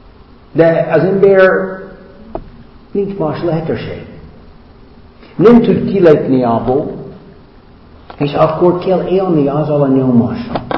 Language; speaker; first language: Hungarian; non-native, fluent; English